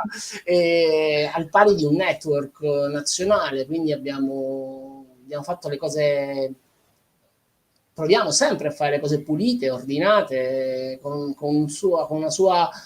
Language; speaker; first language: Italian; native; Italian